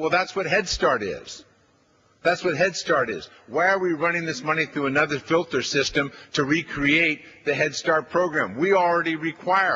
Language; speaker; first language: English; native; English